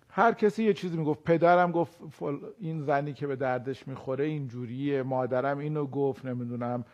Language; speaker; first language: Persian; native; Persian